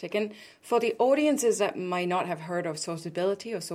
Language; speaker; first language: English; native; English